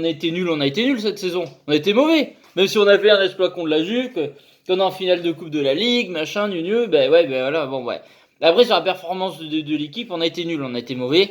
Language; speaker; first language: French; native; French